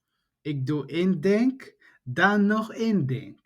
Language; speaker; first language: Dutch; non-native, learner; Tigrinya